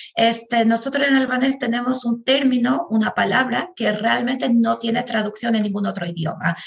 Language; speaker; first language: Spanish; non-native, fluent; Albanian